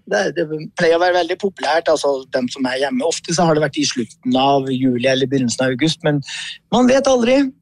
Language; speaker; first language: Norwegian; native; Norwegian